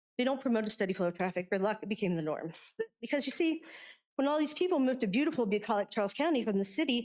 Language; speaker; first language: English; native; English